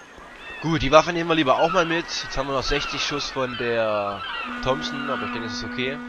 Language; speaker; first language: German; native; German